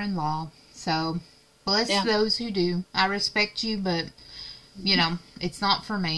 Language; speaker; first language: English; native; English